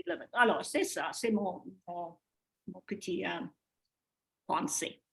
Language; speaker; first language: French; non-native, learner; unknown